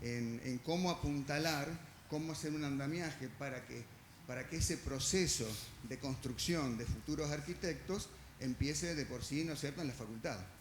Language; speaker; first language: Spanish; native; Spanish